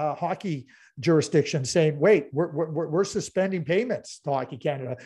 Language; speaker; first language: English; native; English